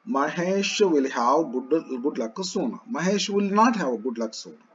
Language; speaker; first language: English; non-native, local second language; Kannada